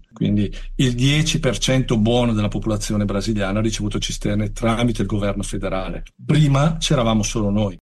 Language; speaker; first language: Italian; native; Italian